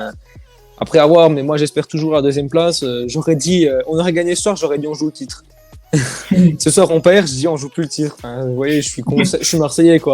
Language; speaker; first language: French; native; French